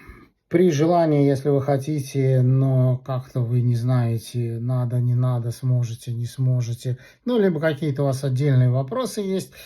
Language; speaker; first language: Russian; native; Russian